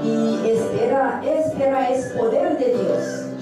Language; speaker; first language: Spanish; non-native, learner; Korean